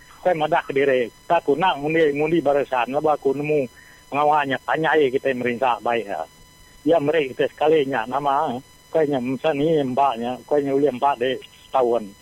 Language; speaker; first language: Malay; native; Malay